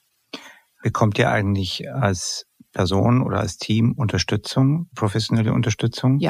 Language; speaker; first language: German; native; German